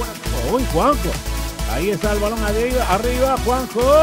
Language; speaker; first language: Spanish; native; Spanish